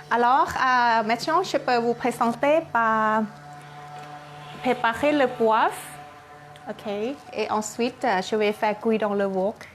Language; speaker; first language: French; non-native, learner; Thai